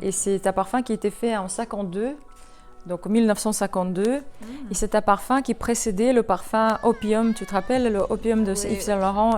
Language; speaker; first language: French; non-native, fluent; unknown